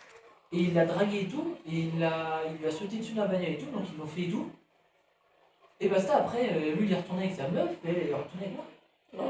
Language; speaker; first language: French; native; French